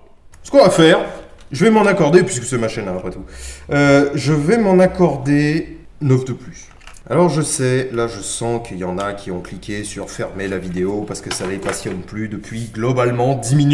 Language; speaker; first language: French; native; French